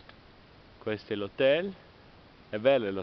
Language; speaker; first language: Italian; non-native, learner; Portuguese